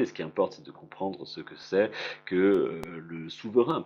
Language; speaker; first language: French; native; French